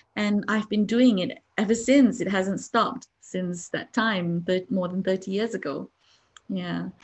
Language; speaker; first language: English; non-native, local second language; Malay